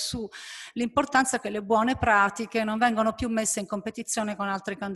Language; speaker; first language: Italian; native; Italian